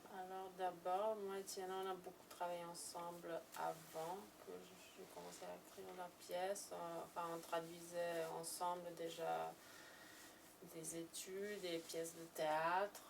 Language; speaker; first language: French; non-native, fluent; Serbian